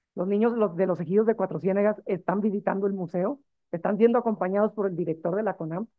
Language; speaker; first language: Spanish; native; Spanish